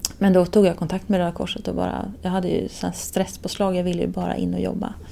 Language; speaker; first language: Swedish; native; Swedish